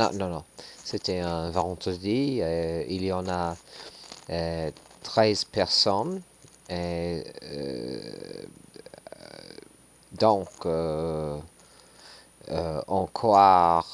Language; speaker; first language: French; non-native, learner; English